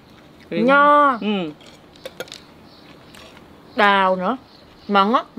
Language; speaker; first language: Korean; non-native, learner; Vietnamese